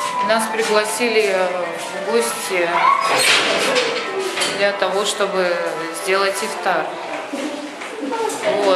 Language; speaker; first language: Russian; native; Russian